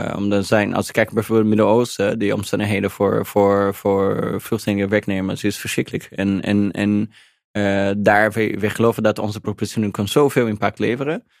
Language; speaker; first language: Dutch; non-native, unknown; Portuguese